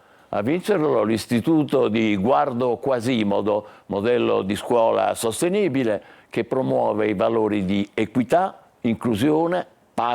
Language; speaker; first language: Italian; native; Italian